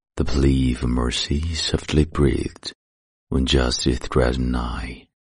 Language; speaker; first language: English; non-native, fluent; Chinese